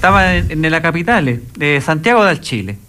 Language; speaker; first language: Italian; non-native, learner; Spanish